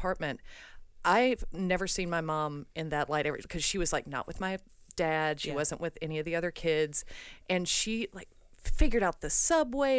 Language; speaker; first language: English; native; English